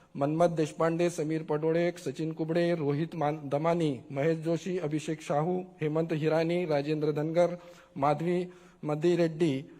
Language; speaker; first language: Hindi; non-native, local second language; Marathi